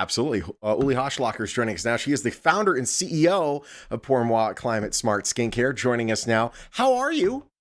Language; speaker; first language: English; native; English